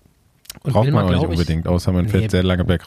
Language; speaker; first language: German; native; German